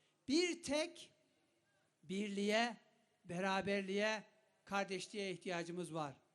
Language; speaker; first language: Turkish; non-native, local second language; Kurdish